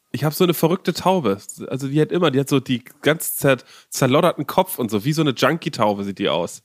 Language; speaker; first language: German; native; German